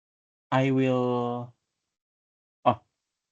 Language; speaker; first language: English; non-native, learner; Indonesian